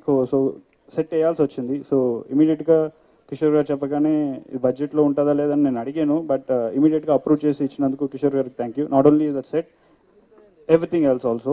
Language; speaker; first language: Telugu; native; Telugu